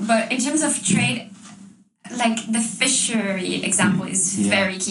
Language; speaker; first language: English; non-native, fluent; French